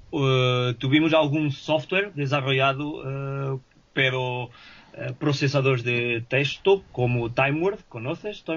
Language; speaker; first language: Spanish; non-native, fluent; Portuguese